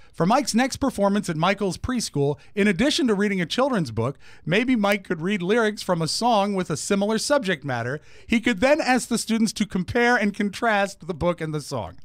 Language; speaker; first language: English; native; English